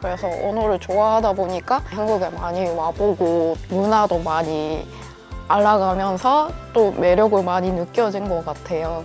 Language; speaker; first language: Korean; non-native, fluent; Japanese